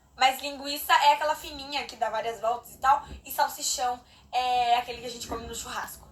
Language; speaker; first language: Portuguese; native; Portuguese